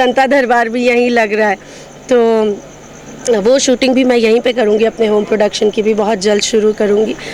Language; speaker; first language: Hindi; non-native, local second language; Bhojpuri